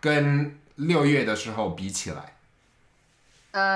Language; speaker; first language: Chinese; non-native, fluent; English